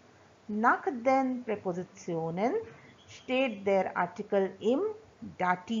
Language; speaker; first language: German; non-native, fluent; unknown